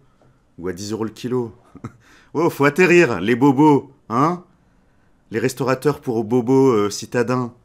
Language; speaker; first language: French; native; French